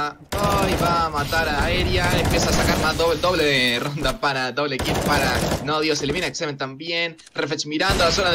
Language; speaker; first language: Spanish; native; Spanish